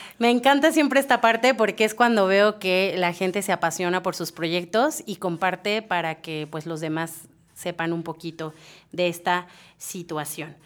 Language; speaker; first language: Spanish; native; Spanish